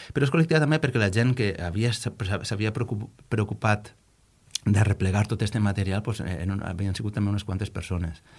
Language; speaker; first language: Catalan; native; Catalan